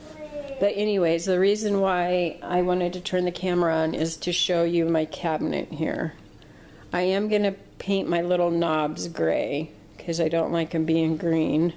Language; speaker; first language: English; native; English